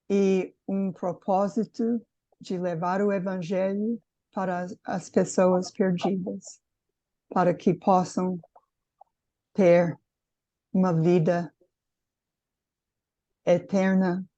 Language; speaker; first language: Portuguese; non-native, fluent; English